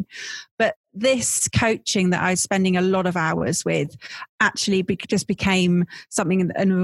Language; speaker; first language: English; native; English